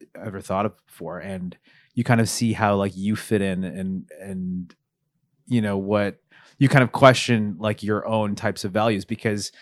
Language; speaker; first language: English; early bilingual, other home language; Filipino